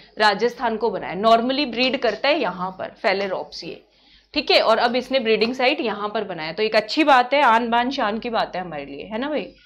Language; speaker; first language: Hindi; native; Hindi